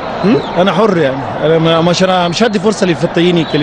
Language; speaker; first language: Arabic; native; Arabic